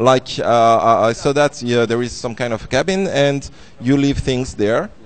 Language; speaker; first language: English; non-native, fluent; French